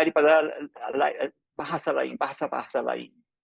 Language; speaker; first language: Indonesian; non-native, learner; English